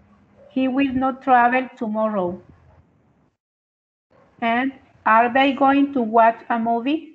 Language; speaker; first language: English; non-native, learner; Spanish